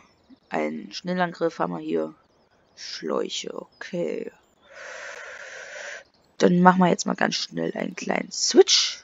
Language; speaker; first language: German; native; German